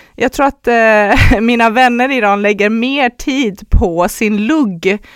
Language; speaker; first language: Swedish; early bilingual, other home language; Persian